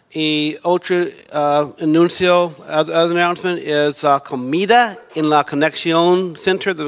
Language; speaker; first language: Spanish; non-native, learner; English